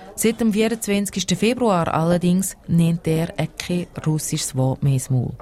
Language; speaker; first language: German; native; German